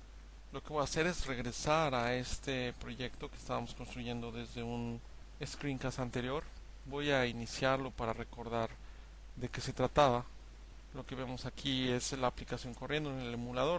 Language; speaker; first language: Spanish; native; Spanish